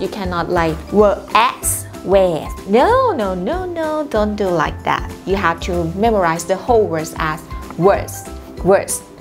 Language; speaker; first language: English; non-native, fluent; Thai